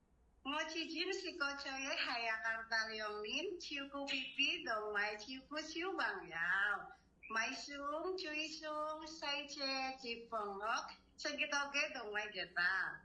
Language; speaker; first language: Cantonese; non-native, learner; Indonesian